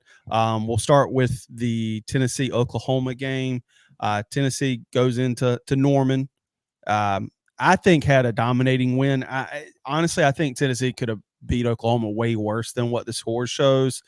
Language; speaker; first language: English; native; English